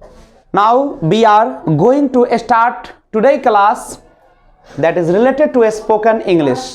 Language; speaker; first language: English; non-native, local second language; Hindi